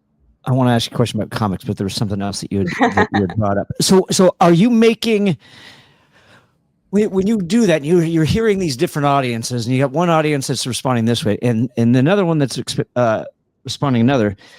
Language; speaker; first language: English; native; English